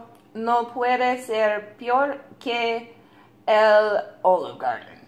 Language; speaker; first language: Spanish; non-native, learner; English